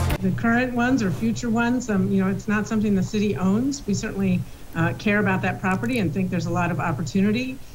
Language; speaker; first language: English; native; English